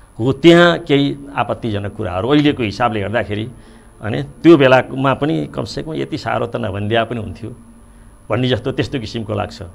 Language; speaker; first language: Nepali; native; Nepali